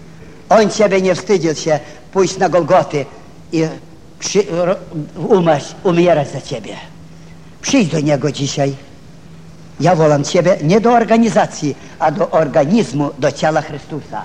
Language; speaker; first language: Polish; non-native, fluent; Ukrainian